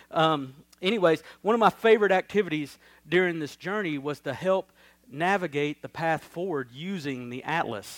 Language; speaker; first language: English; native; English